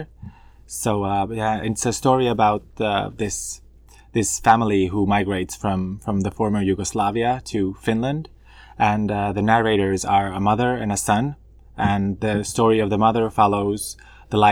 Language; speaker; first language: English; non-native, fluent; Finnish